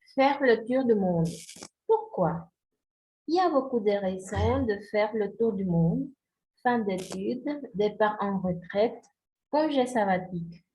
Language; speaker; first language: French; non-native, fluent; Spanish